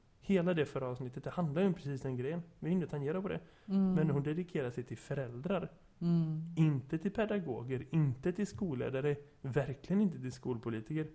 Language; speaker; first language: Swedish; native; Swedish